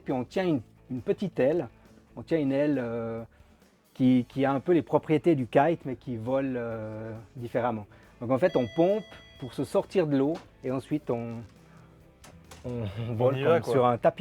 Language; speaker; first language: French; native; French